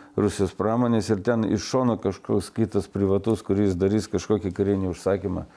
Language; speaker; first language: Lithuanian; non-native, local second language; Russian